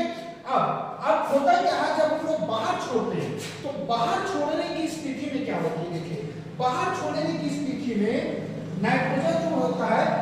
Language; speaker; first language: Hindi; non-native, local second language; Chhattisgarhi